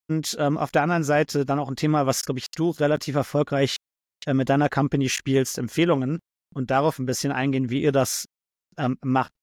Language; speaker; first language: German; native; German